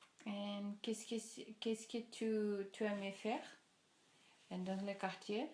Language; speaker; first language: French; non-native, learner; Portuguese